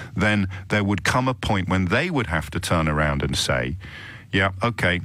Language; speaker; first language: English; native; English